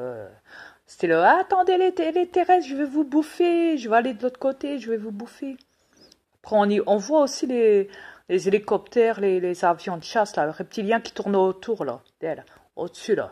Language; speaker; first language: French; native; French